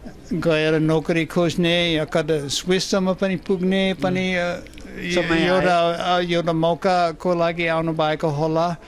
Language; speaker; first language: Nepali; non-native, fluent; German